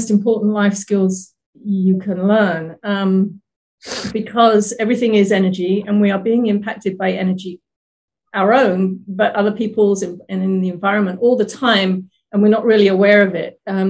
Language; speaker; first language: English; native; English